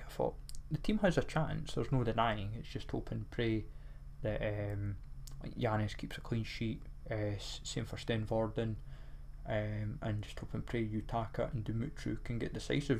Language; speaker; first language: English; native; English